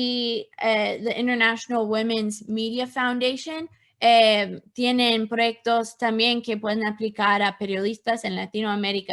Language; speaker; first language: Spanish; non-native, fluent; English